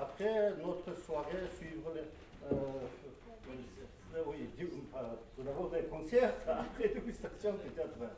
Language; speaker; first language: French; non-native, fluent; Kazakh